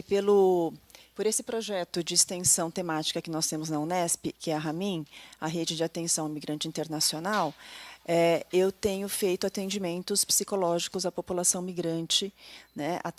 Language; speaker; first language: Portuguese; native; Portuguese